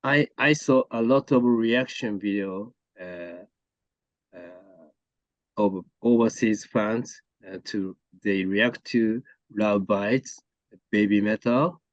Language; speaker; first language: English; non-native, learner; Japanese